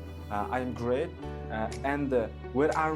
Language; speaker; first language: English; non-native, local second language; Uzbek